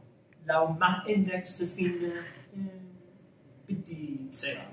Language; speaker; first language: Arabic; non-native, learner; English